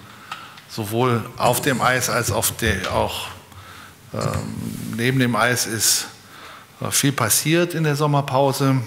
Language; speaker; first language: German; native; German